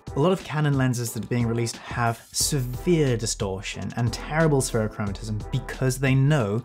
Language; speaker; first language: English; native; English